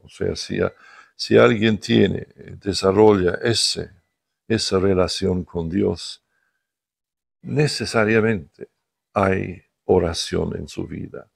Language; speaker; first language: Spanish; non-native, fluent; English